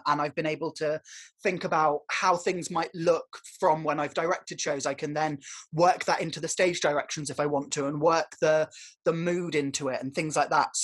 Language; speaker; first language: English; native; English